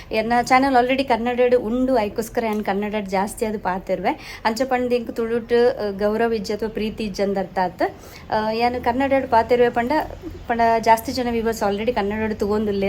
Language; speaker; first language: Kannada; non-native, local second language; Tulu